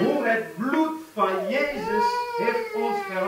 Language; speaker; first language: Dutch; non-native, fluent; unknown